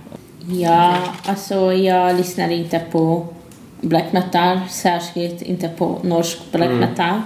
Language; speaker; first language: Swedish; non-native, fluent; Hungarian